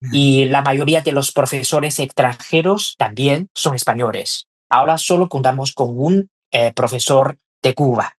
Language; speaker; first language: Spanish; non-native, fluent; Chinese